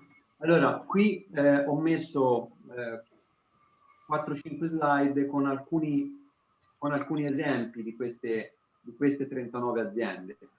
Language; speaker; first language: Italian; native; Italian